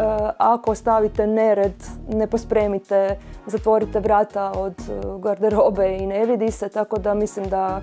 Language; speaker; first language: Croatian; native; Croatian